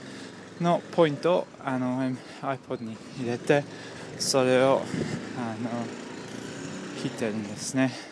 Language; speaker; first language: Japanese; non-native, learner; English